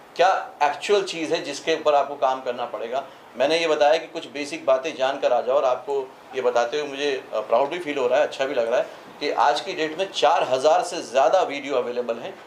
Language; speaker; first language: Hindi; native; Hindi